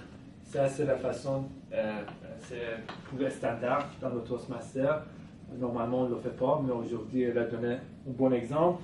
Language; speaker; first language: French; non-native, fluent; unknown